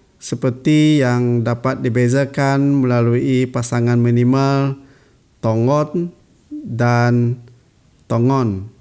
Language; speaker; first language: Malay; non-native, local second language; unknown